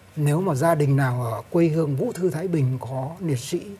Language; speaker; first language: Vietnamese; native; Vietnamese